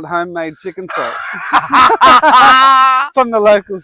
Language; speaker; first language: English; native; English